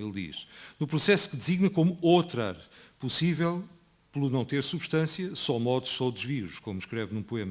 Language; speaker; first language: Portuguese; native; Portuguese